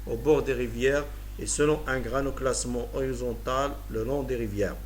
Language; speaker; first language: French; non-native, local second language; Arabic